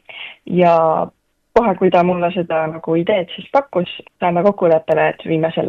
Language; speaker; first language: Estonian; native; Estonian